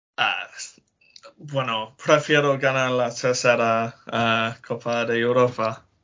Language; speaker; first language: Spanish; non-native, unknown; English